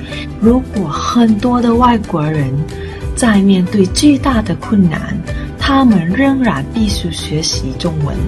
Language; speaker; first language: Chinese; non-native, fluent; Thai